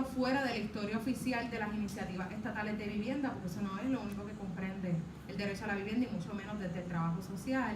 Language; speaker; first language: Spanish; native; Spanish